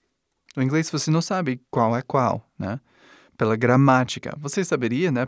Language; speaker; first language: Portuguese; non-native, fluent; English